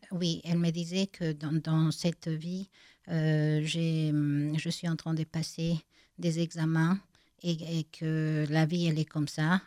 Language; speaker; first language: French; non-native, fluent; Spanish